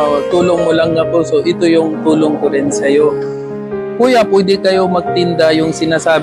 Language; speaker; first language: Filipino; non-native, learner; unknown